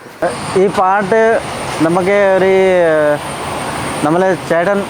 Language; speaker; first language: Malayalam; non-native, learner; Assamese